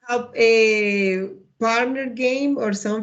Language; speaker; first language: English; non-native, learner; Spanish